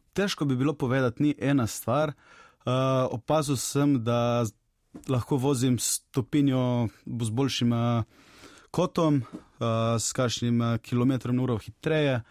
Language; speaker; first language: Slovenian; native; Slovenian